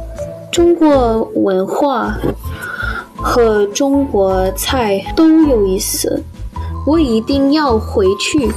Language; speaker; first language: Chinese; non-native, learner; English